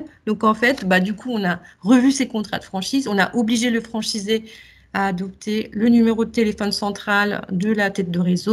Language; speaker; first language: French; native; French